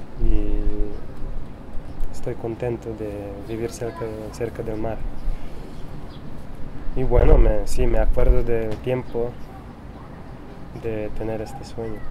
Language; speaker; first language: Spanish; non-native, fluent; Serbian